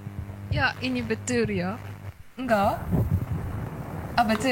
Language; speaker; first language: Indonesian; non-native, fluent; Japanese